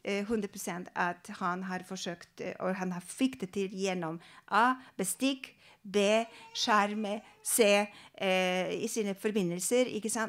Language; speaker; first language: Norwegian; non-native, fluent; Polish